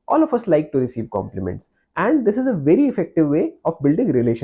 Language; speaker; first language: English; non-native, local second language; Hindi